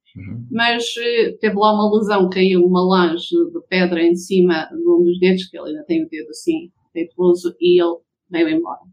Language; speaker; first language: Portuguese; early bilingual, heritage; Portuguese